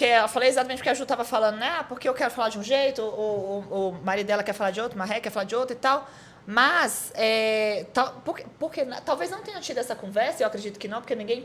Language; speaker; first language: Portuguese; native; Portuguese